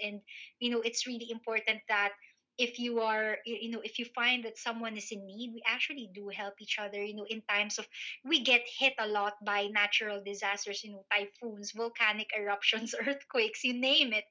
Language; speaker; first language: English; non-native, local second language; Filipino